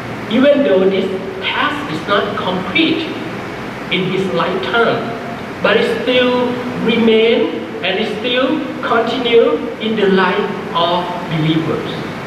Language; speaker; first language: English; non-native, fluent; Thai